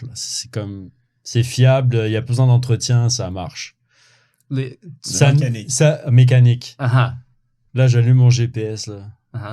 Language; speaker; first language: French; native; French